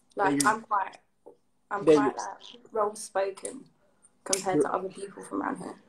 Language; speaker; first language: English; native; English